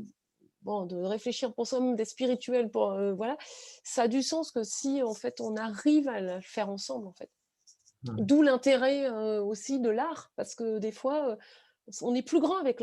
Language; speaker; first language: French; native; French